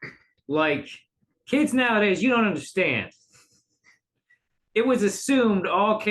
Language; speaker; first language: English; native; English